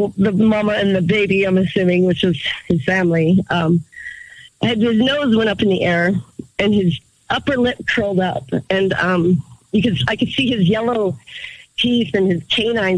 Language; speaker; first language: English; native; English